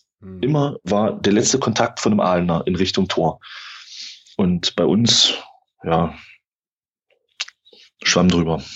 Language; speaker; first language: German; native; German